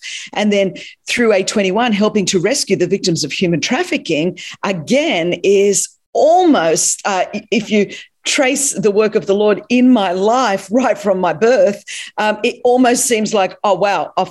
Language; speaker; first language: English; non-native, local second language; Greek